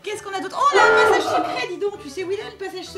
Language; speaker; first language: French; native; French